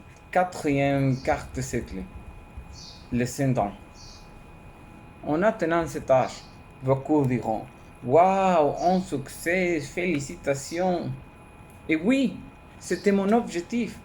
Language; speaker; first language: French; non-native, learner; Spanish